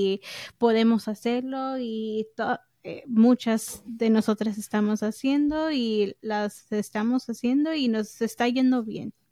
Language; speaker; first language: Spanish; early bilingual, heritage; English